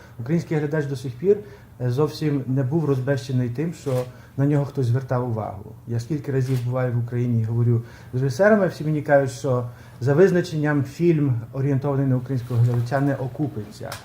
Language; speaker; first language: Ukrainian; early bilingual, heritage; Ukrainian